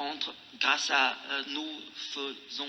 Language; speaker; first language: French; non-native, fluent; Khmer